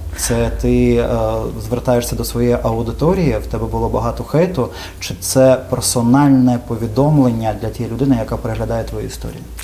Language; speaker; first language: Ukrainian; native; Ukrainian